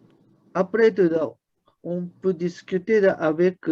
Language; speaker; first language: French; non-native, learner; Japanese